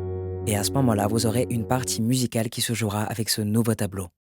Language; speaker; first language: French; native; French